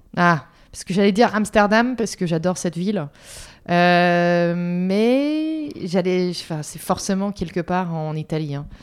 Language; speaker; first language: French; non-native, fluent; English